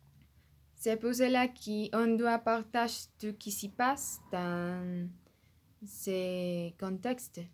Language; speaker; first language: French; non-native, learner; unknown